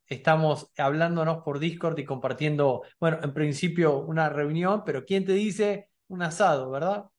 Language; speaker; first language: Spanish; native; Spanish